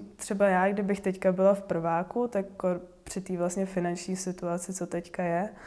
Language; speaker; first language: Czech; native; Czech